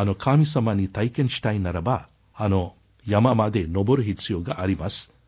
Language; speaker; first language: Japanese; non-native, fluent; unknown